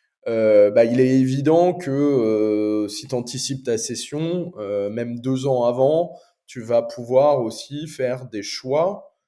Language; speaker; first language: French; native; French